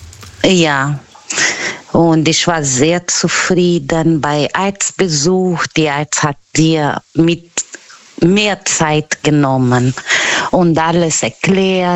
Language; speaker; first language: German; non-native, fluent; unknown